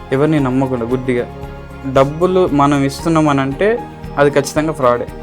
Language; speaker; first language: Telugu; native; Telugu